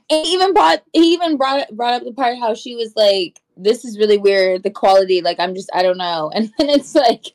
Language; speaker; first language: English; native; English